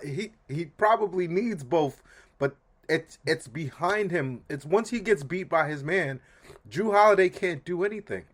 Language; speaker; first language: English; native; English